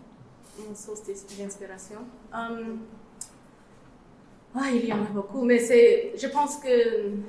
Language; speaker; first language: French; non-native, learner; English